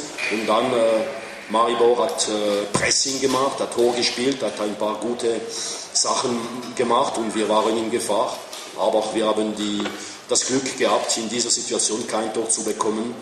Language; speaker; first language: German; non-native, fluent; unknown